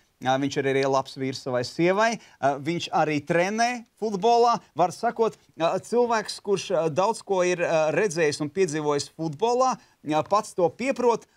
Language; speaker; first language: Latvian; native; Latvian